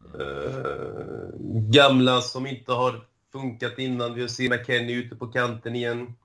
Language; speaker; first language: Swedish; early bilingual, other home language; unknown